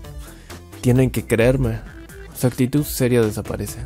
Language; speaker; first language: Spanish; native; Spanish